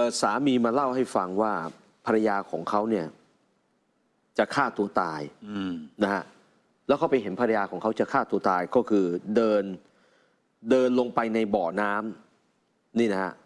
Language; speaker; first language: Thai; native; Thai